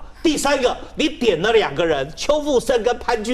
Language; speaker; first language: Chinese; native; Chinese